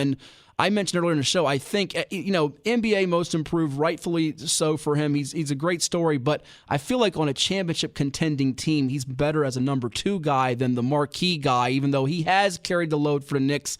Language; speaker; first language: English; native; English